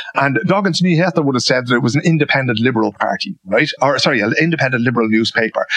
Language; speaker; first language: English; native; English